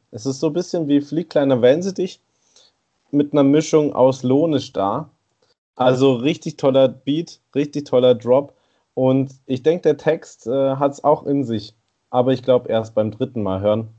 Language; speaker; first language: German; native; German